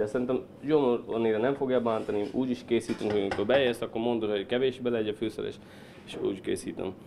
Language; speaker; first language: Hungarian; non-native, learner; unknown